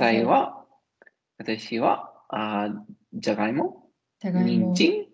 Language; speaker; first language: Japanese; non-native, learner; Italian